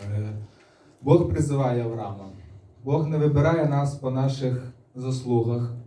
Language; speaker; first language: Ukrainian; native; Ukrainian